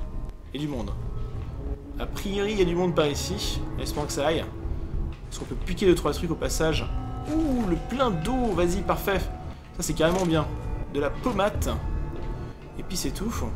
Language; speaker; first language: French; native; French